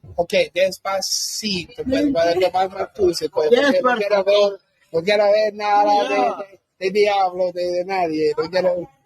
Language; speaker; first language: Spanish; non-native, learner; English